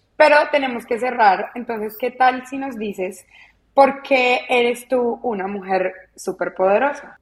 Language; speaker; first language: Spanish; native; Spanish